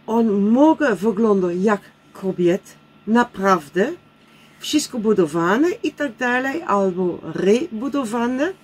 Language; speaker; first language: Polish; non-native, learner; Dutch